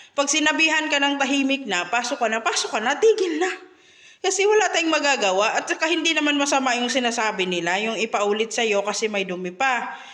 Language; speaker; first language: Filipino; native; Filipino